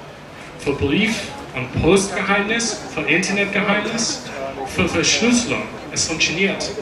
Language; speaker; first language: German; non-native, learner; English